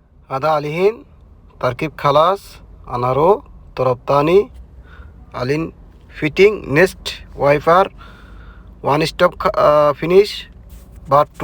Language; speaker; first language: Arabic; non-native, learner; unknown